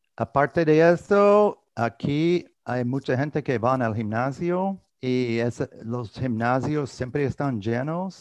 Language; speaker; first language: Spanish; non-native, fluent; English